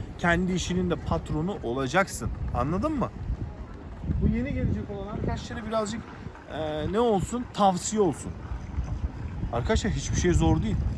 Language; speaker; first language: Turkish; native; Turkish